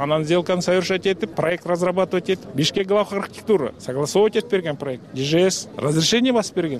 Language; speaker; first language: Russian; non-native, local second language; Kyrgyz